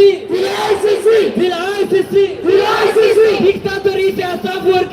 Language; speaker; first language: Swedish; early bilingual, other home language; Tigrinya